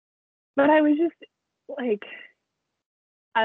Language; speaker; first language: English; native; English